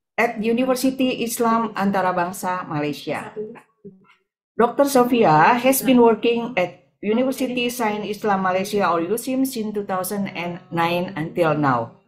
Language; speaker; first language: English; non-native, fluent; Indonesian